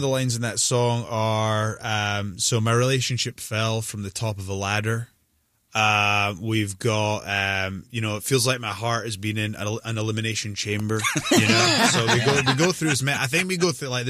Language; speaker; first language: English; native; English